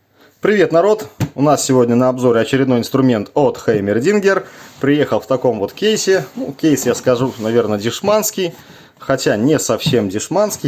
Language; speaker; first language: Russian; native; Russian